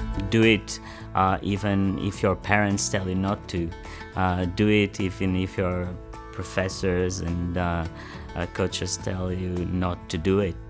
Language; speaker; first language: English; non-native, fluent; Portuguese